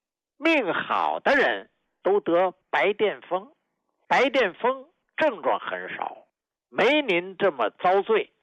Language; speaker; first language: Chinese; native; Chinese